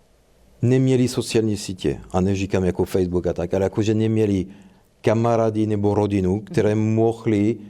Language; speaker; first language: Czech; non-native, fluent; French